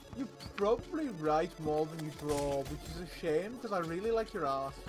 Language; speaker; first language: English; native; English